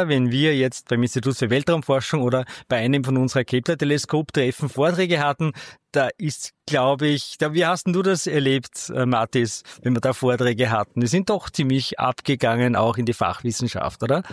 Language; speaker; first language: German; native; German